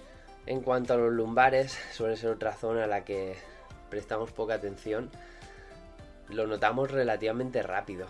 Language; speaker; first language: Spanish; native; Spanish